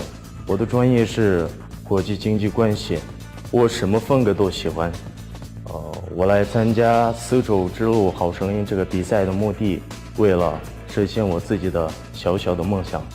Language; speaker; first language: Chinese; non-native, fluent; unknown